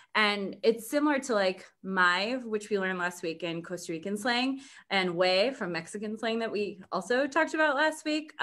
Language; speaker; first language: English; native; English